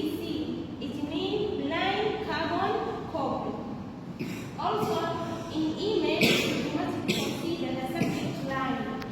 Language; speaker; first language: English; non-native, local second language; Swahili